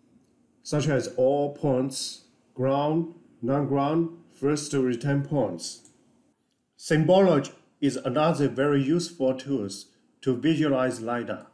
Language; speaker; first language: English; non-native, fluent; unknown